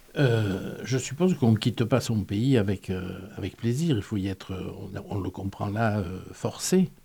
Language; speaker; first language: French; native; French